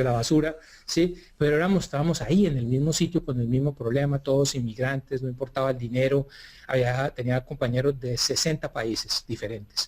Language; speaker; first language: Spanish; native; Spanish